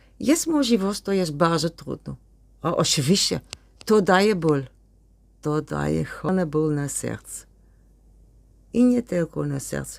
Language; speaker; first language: Polish; non-native, learner; Dutch